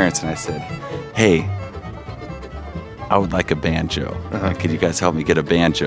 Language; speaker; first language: English; native; English